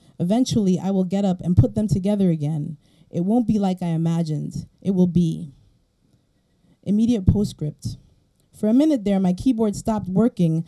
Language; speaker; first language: English; early bilingual, other home language; Spanish